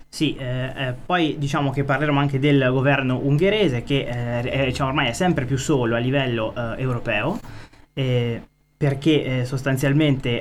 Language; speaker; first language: Italian; native; Italian